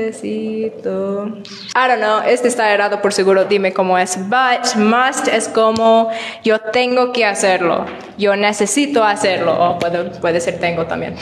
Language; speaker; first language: Spanish; non-native, learner; English